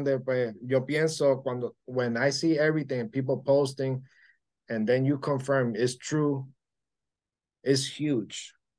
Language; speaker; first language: English; non-native, local second language; Spanish